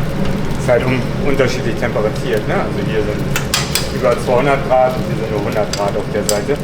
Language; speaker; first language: German; native; German